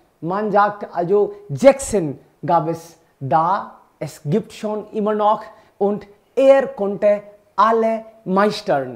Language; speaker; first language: German; non-native, fluent; Hindi